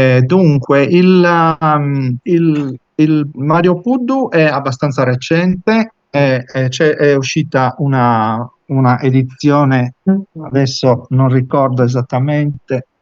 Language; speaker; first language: Italian; native; Italian